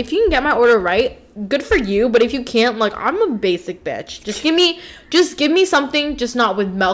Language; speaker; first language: English; native; English